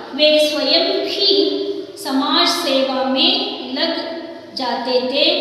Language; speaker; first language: Hindi; non-native, local second language; Kannada